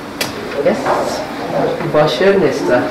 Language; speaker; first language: Norwegian; non-native, learner; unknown